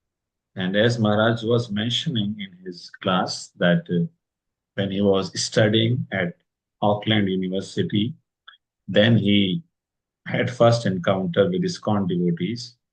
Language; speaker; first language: English; non-native, local second language; Hindi